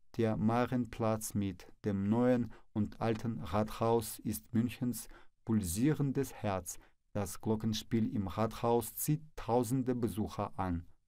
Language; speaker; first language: German; non-native, fluent; Russian